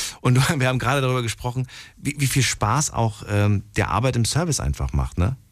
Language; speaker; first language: German; native; German